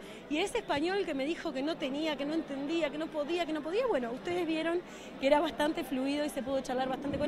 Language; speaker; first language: Spanish; native; Spanish